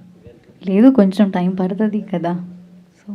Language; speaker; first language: Telugu; non-native, learner; Malayalam